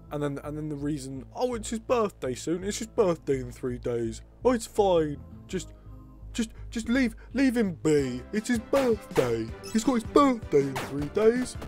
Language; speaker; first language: English; native; English